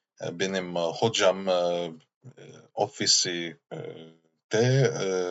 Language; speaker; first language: Turkish; non-native, learner; English